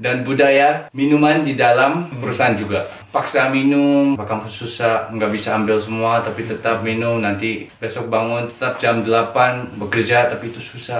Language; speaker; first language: Indonesian; non-native, fluent; Korean